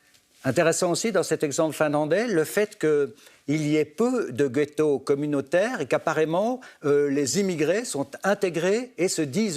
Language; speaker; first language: French; native; French